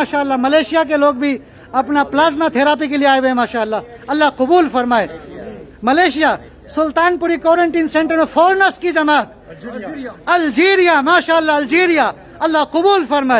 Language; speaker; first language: Hindi; native; Hindi